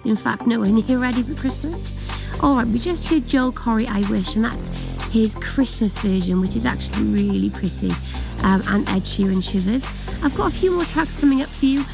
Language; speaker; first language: English; native; English